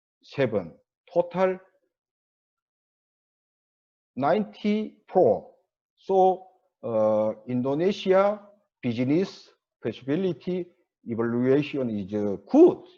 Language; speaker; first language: English; non-native, learner; Korean